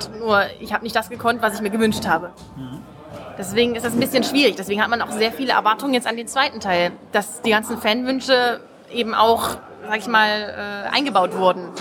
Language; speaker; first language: German; native; German